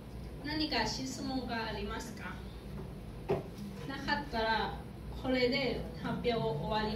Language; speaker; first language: Japanese; non-native, learner; Thai